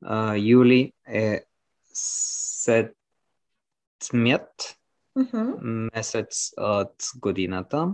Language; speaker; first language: Bulgarian; non-native, learner; French